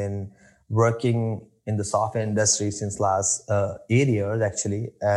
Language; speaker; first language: English; non-native, local second language; Urdu